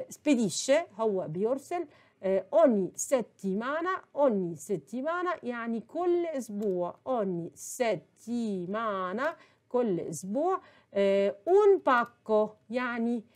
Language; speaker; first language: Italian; non-native, fluent; Arabic